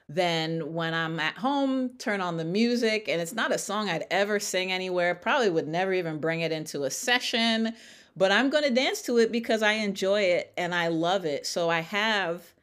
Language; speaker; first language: English; native; English